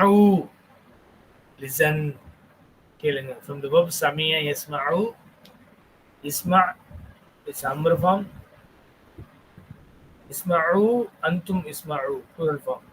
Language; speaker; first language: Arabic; non-native, fluent; Tamil